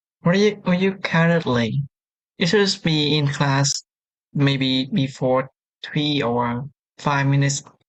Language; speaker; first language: English; non-native, learner; Vietnamese